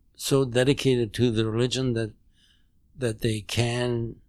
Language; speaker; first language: English; non-native, fluent; German